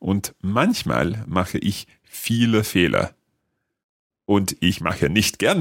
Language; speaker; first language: German; non-native, learner; English